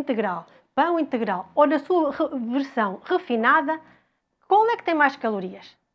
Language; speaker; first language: Portuguese; native; Portuguese